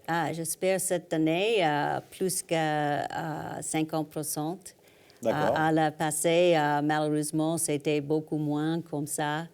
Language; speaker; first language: French; non-native, learner; English